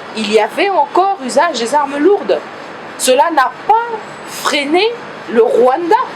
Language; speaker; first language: French; non-native, local second language; Lingala